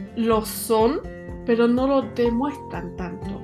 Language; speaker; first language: Spanish; non-native, fluent; German